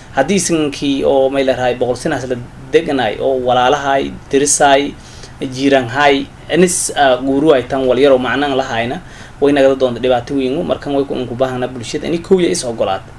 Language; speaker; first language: Somali; non-native, local second language; Maithili